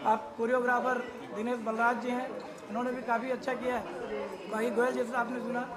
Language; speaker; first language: Hindi; native; Hindi